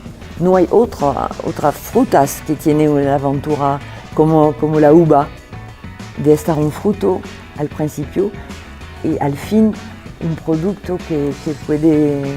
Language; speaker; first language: Spanish; non-native, fluent; French